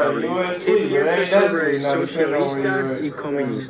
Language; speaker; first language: Spanish; non-native, learner; English